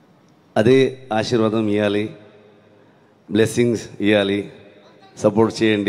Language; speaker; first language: Telugu; non-native, learner; Kannada